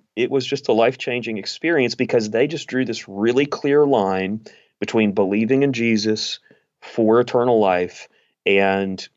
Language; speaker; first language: English; native; English